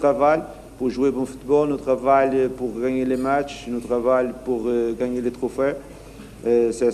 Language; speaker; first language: French; non-native, learner; Portuguese